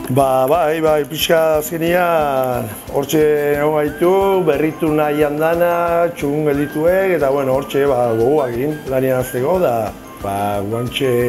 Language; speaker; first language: Basque; native; Basque